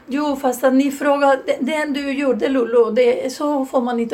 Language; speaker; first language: Swedish; non-native, fluent; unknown